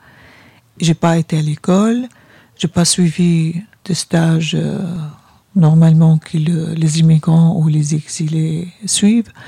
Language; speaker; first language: French; non-native, fluent; Arabic